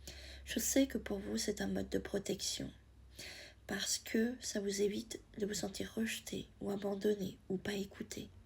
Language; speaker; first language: French; native; French